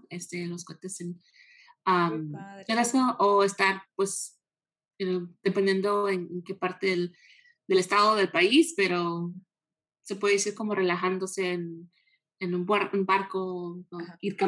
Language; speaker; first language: Spanish; early bilingual, heritage; Spanish